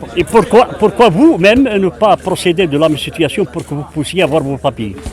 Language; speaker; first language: French; non-native, local second language; Arabic